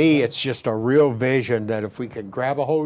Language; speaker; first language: English; native; English